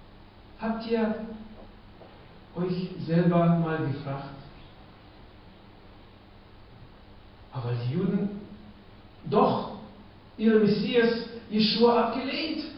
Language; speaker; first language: German; non-native, fluent; Russian